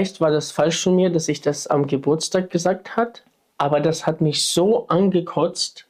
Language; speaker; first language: German; non-native, fluent; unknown